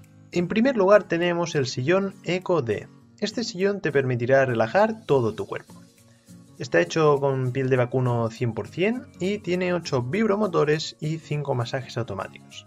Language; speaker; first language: Spanish; native; Spanish